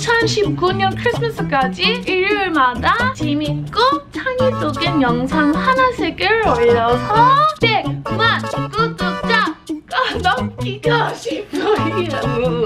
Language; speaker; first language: Korean; non-native, fluent; English